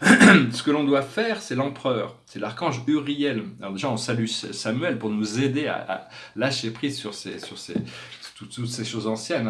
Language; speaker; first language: French; native; French